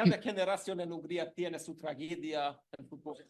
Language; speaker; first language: Spanish; non-native, learner; Hungarian